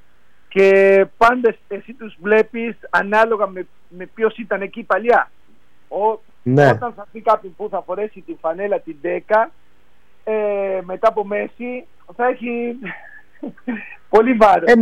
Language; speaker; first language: Greek; non-native, fluent; Spanish